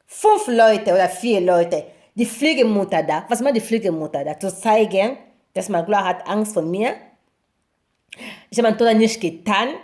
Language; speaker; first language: German; non-native, learner; Lingala